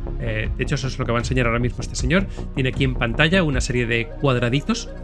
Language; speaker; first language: Spanish; native; Spanish